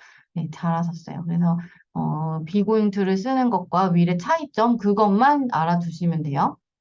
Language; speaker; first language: Korean; native; Korean